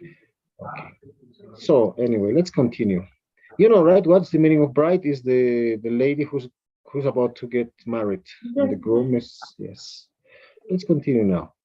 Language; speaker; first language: English; non-native, fluent; Spanish